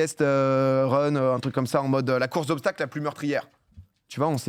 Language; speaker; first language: French; native; French